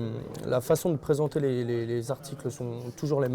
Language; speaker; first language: French; native; French